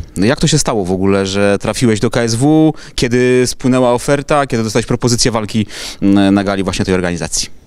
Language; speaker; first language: Polish; native; Polish